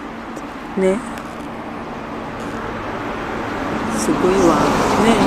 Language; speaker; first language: Japanese; non-native, learner; Filipino